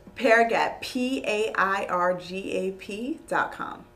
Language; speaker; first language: English; native; English